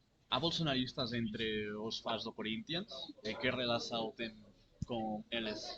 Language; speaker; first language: Portuguese; non-native, learner; Catalan